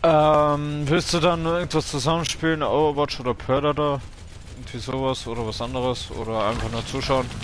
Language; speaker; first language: German; native; German